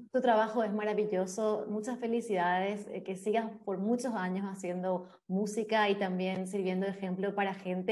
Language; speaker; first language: Spanish; native; Spanish